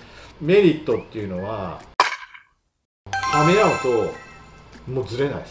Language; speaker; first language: Japanese; native; Japanese